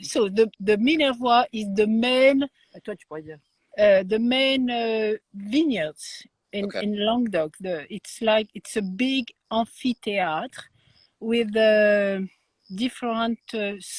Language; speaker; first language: English; non-native, learner; French